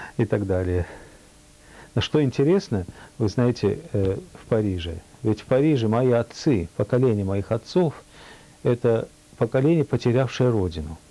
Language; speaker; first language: Russian; early bilingual, heritage; Russian